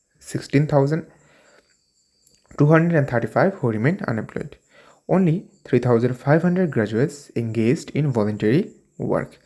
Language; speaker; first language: English; non-native, local second language; Bangla